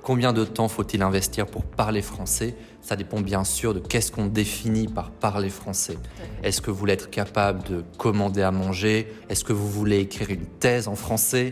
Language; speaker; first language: French; native; French